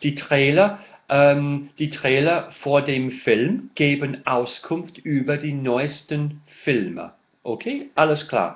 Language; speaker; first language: German; non-native, fluent; English